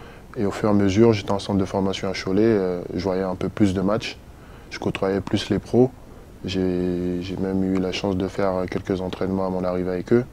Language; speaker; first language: French; native; French